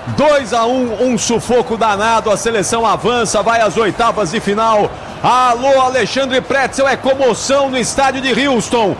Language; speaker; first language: Portuguese; native; Portuguese